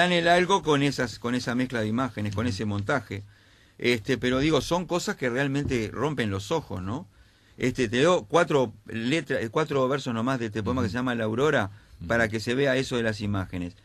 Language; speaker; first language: Spanish; native; Spanish